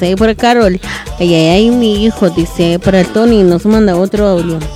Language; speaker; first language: Spanish; native; Spanish